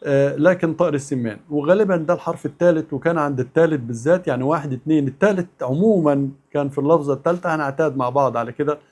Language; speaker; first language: Arabic; native; Arabic